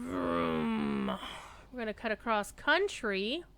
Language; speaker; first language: English; native; English